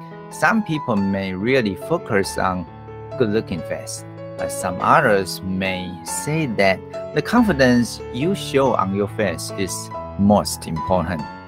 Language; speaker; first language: English; non-native, fluent; Chinese